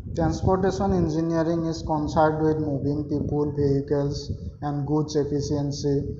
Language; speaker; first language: English; non-native, local second language; Assamese